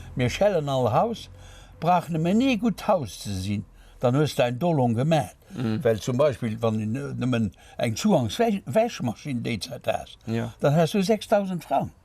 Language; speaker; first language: Luxembourgish; native; Luxembourgish